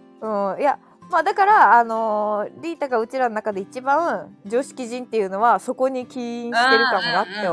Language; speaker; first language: Japanese; native; Japanese